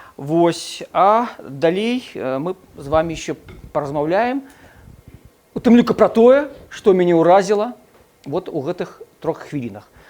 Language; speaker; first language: Belarusian; non-native, local second language; Russian